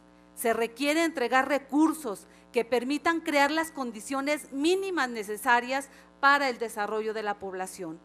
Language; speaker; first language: Spanish; native; Spanish